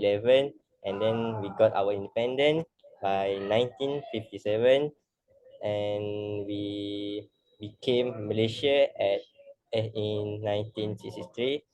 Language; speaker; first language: English; non-native, learner; Malay